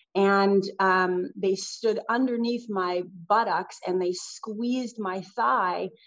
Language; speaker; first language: English; native; English